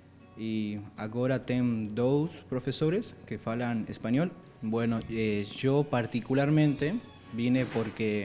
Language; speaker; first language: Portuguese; non-native, learner; Spanish